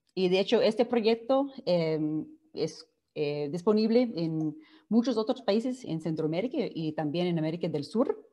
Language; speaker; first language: Spanish; non-native, fluent; English